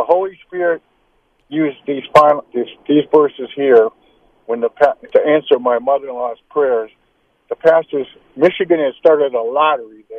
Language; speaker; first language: English; native; English